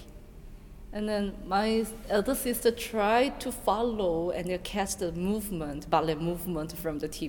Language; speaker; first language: English; non-native, learner; Korean